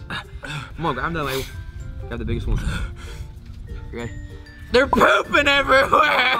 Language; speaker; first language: English; native; English